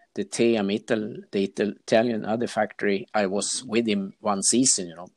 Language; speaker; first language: English; non-native, fluent; Swedish